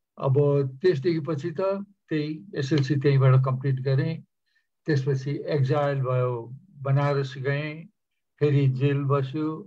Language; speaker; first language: Nepali; native; Nepali